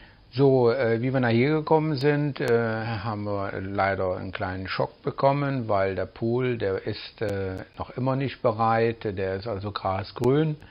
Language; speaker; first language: German; native; German